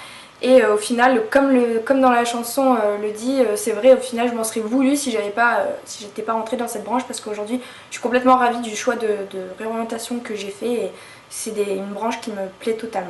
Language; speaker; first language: French; native; French